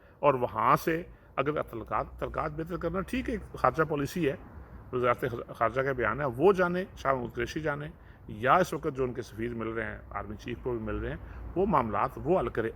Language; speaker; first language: Urdu; non-native, local second language; Punjabi